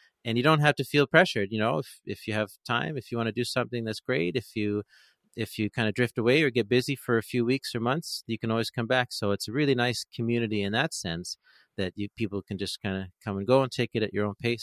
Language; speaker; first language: English; native; English